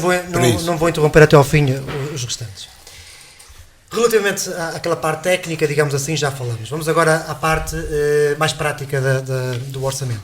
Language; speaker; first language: Portuguese; native; Portuguese